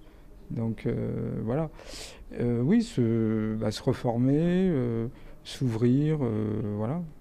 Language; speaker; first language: French; native; French